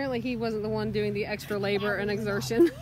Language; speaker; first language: English; native; English